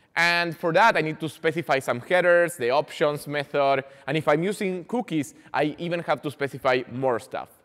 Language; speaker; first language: English; non-native, fluent; Spanish